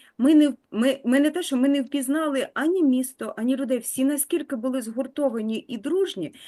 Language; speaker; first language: Ukrainian; native; Ukrainian